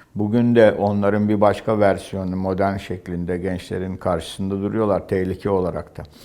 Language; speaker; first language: Turkish; native; Turkish